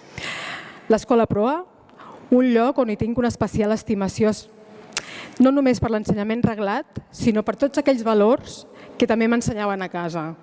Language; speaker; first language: Catalan; native; Catalan